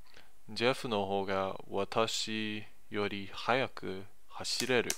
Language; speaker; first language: Japanese; non-native, learner; English